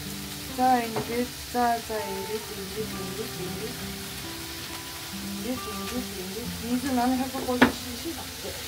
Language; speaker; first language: Mongolian; non-native, fluent; Japanese